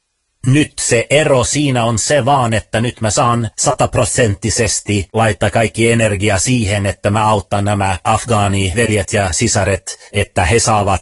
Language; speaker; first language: Finnish; early bilingual, other home language; Persian